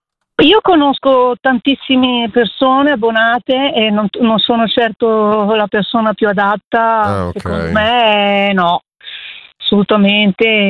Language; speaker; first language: Italian; native; Italian